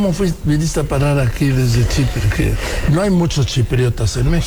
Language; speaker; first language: Spanish; native; Spanish